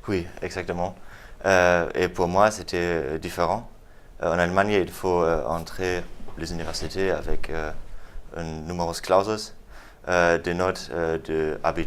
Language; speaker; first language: French; non-native, fluent; German